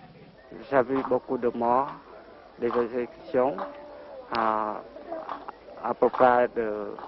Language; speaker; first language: French; non-native, local second language; Khmer